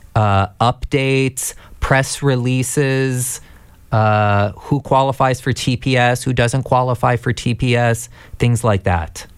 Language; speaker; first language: English; native; English